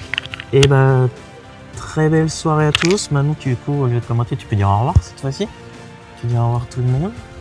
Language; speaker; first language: French; native; French